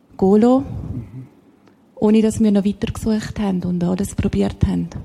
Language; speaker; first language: German; native; German